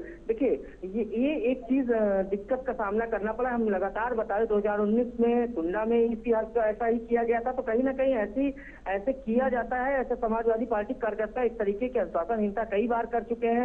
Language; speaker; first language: Hindi; native; Hindi